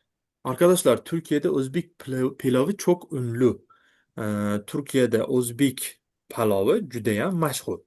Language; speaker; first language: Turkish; non-native, fluent; Uzbek